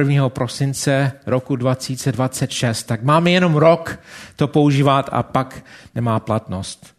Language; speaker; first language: Czech; non-native, fluent; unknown